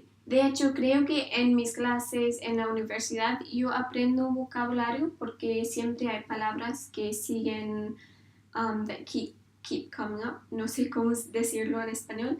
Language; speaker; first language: Spanish; non-native, learner; English